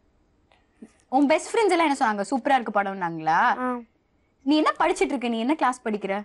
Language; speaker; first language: Tamil; native; Tamil